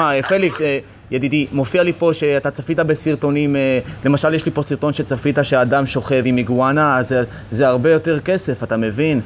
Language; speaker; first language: Hebrew; native; Hebrew